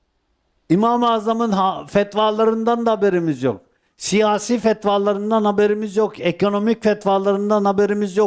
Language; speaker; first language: Turkish; native; Turkish